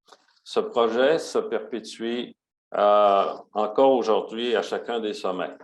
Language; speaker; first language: French; native; French